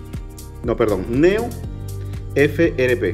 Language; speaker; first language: Spanish; native; Spanish